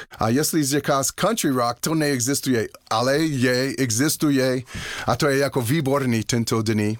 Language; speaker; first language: Czech; non-native, learner; English